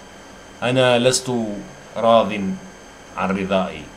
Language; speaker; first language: Arabic; native; Arabic